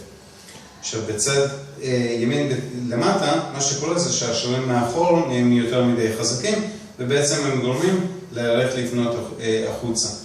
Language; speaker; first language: Hebrew; native; Hebrew